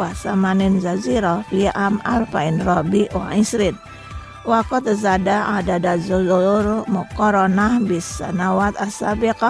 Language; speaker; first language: Arabic; non-native, fluent; Indonesian